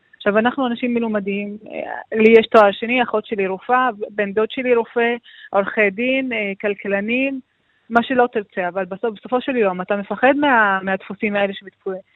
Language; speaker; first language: Hebrew; non-native, local second language; Arabic